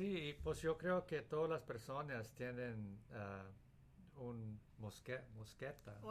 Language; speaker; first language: Spanish; early bilingual, heritage; Spanish